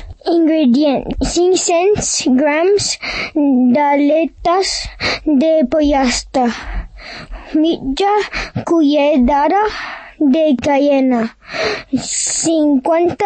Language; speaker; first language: Catalan; early bilingual, other home language; English